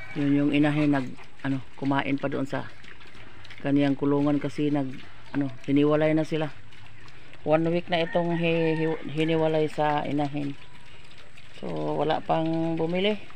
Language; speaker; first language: Filipino; non-native, local second language; Cebuano